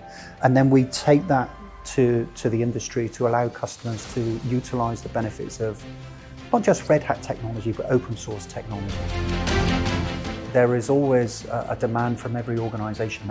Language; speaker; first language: English; native; English